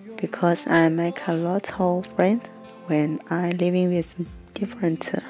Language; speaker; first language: English; non-native, learner; Chinese